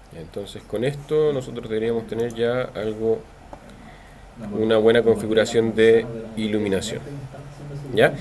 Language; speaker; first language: Spanish; native; Spanish